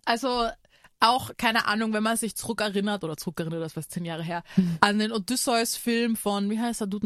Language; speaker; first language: German; native; German